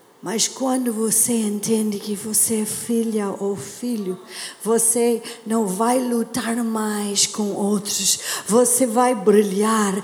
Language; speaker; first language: Portuguese; non-native, learner; English